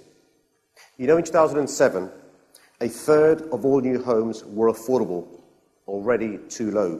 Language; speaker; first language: English; native; English